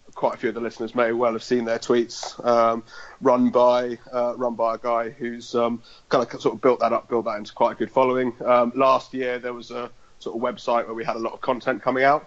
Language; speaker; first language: English; native; English